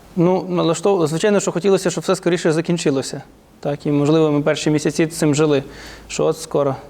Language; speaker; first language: Ukrainian; native; Ukrainian